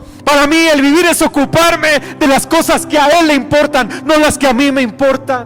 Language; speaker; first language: Spanish; native; Spanish